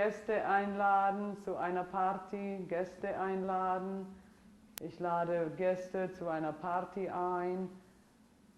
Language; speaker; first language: German; non-native, fluent; English